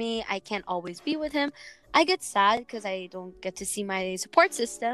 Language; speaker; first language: English; non-native, local second language; Filipino